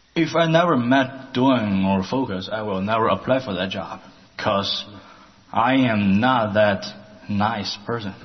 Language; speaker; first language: English; non-native, learner; Chinese